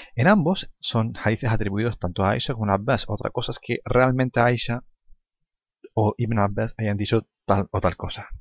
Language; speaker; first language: Spanish; non-native, fluent; Arabic